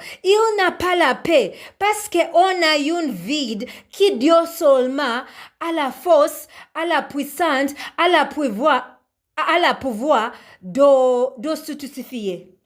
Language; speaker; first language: French; non-native, learner; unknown